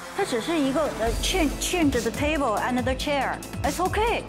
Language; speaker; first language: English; non-native, learner; Chinese